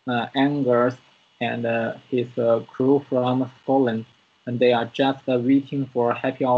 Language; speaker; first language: English; non-native, learner; Chinese